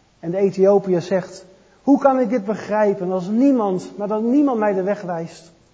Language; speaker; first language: Dutch; native; Dutch